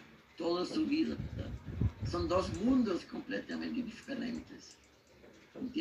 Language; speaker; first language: Spanish; non-native, learner; German